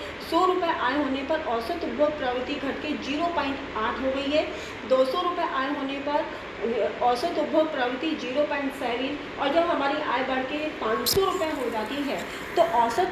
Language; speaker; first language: Hindi; native; Hindi